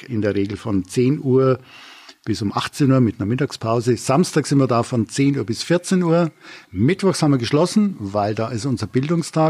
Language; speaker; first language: German; native; German